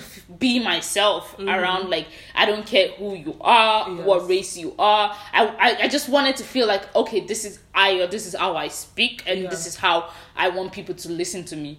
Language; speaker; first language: English; non-native, local second language; Yoruba